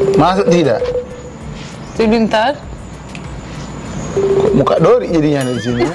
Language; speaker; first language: Indonesian; native; Indonesian